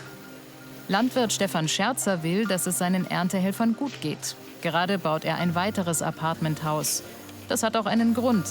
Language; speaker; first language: German; native; German